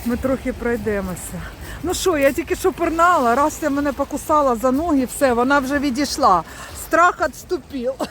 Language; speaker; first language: Ukrainian; native; Ukrainian